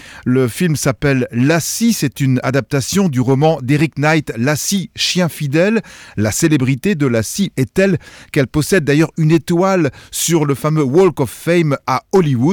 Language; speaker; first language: French; native; French